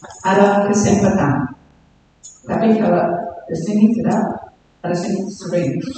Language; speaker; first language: Indonesian; non-native, learner; English